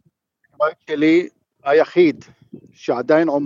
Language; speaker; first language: Hebrew; non-native, fluent; Arabic